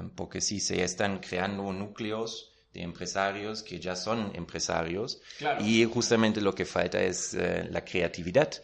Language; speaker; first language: Spanish; non-native, fluent; German